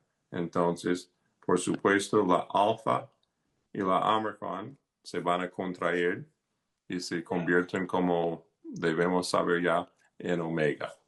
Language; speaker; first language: Spanish; non-native, fluent; English